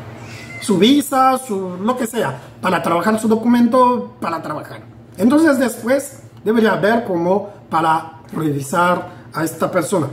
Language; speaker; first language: Spanish; non-native, fluent; Haitian Creole